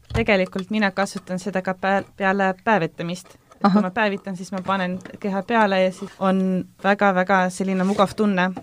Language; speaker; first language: Estonian; non-native, local second language; Russian